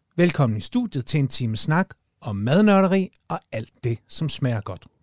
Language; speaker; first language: Danish; native; Danish